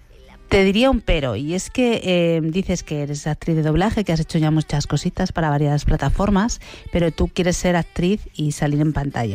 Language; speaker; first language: Spanish; native; Spanish